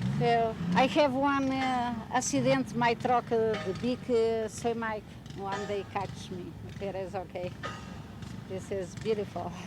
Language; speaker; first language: English; non-native, learner; Portuguese